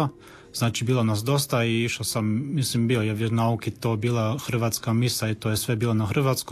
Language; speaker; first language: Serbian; early bilingual, heritage; Serbian